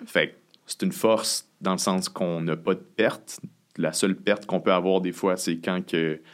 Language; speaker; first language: French; native; French